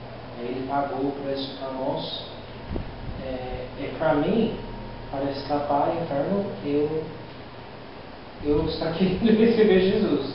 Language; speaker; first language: Portuguese; non-native, learner; English